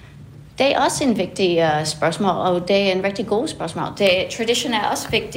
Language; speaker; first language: Danish; non-native, fluent; English